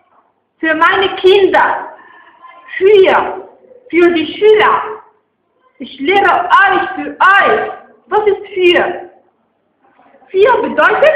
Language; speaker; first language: German; non-native, fluent; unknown